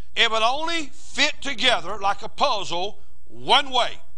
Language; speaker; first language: English; native; English